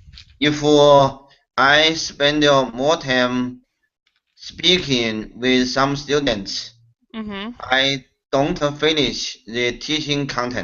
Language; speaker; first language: English; non-native, learner; Chinese